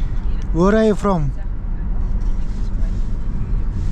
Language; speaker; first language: English; non-native, learner; Kazakh